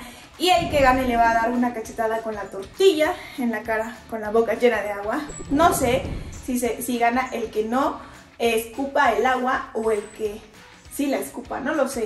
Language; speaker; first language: Spanish; native; Spanish